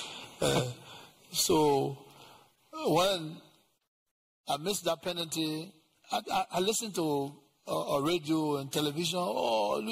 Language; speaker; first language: Italian; non-native, learner; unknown